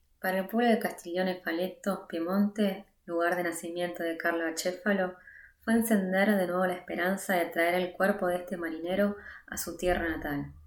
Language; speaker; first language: Spanish; native; Spanish